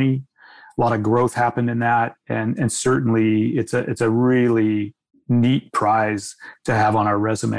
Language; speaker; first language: English; native; English